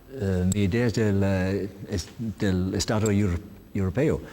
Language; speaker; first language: Spanish; non-native, learner; English